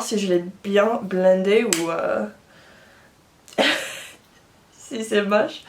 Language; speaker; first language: French; non-native, fluent; English